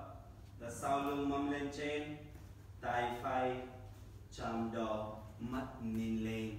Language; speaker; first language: Vietnamese; non-native, learner; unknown